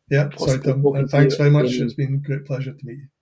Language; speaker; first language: English; native; English